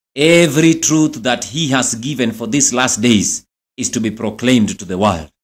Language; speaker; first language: English; non-native, local second language; Swahili